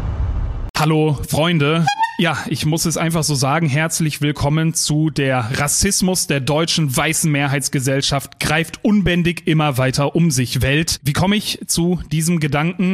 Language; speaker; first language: German; native; German